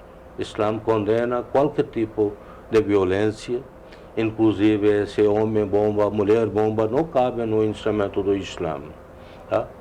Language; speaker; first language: Portuguese; non-native, fluent; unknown